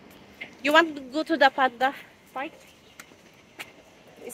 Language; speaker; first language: English; non-native, local second language; Cebuano